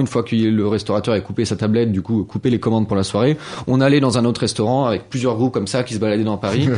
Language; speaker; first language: French; native; French